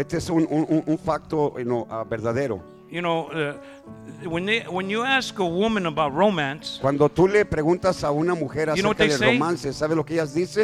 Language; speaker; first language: Spanish; early bilingual, heritage; English